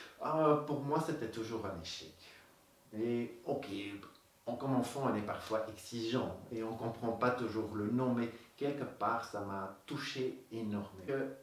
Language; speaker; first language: French; non-native, local second language; Dutch